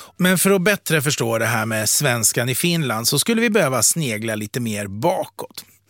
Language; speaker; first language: Swedish; native; Swedish